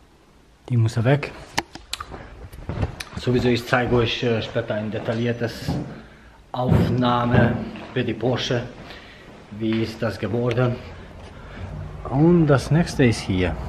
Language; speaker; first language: German; non-native, fluent; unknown